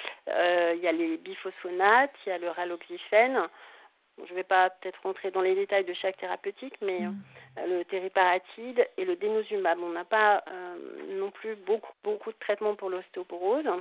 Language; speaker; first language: French; native; French